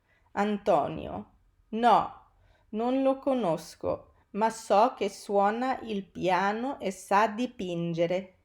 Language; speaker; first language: Italian; non-native, fluent; English